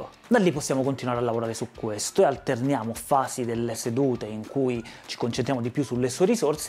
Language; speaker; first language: Italian; native; Italian